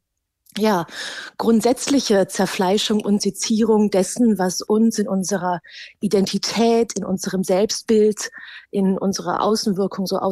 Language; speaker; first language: German; native; German